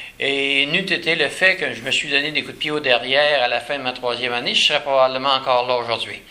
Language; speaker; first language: French; native; French